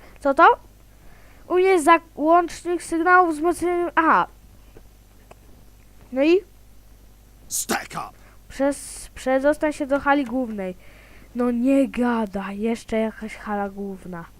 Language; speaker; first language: Polish; native; Polish